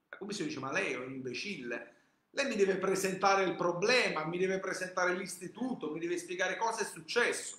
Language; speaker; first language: Italian; native; Italian